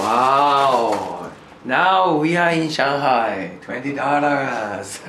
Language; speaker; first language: English; non-native, learner; Japanese